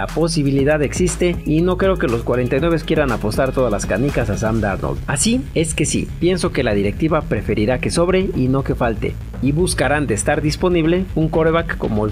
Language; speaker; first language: Spanish; native; Spanish